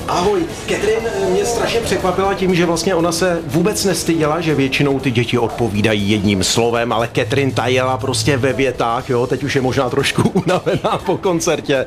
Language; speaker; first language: Czech; native; Czech